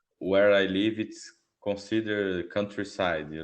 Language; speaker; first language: English; non-native, learner; Portuguese